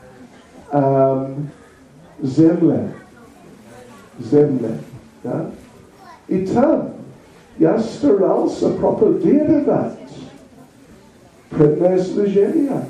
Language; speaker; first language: Russian; non-native, learner; English